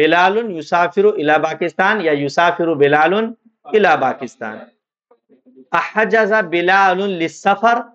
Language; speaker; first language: Arabic; non-native, fluent; Urdu